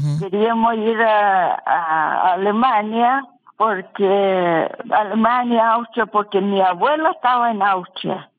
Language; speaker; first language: Spanish; non-native, fluent; Russian